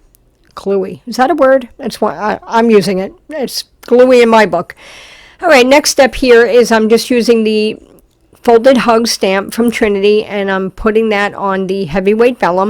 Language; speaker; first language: English; native; English